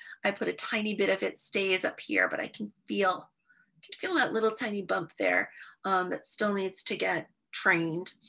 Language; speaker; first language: English; native; English